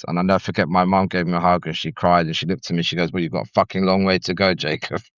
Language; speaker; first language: English; native; English